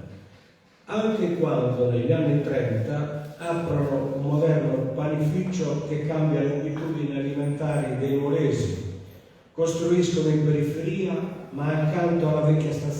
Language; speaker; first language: Italian; native; Italian